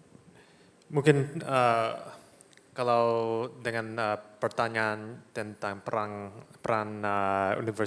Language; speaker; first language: Indonesian; non-native, fluent; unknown